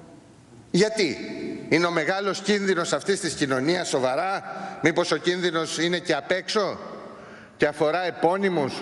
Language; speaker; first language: Greek; native; Greek